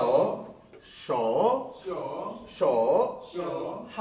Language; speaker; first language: Chinese; non-native, fluent; Urdu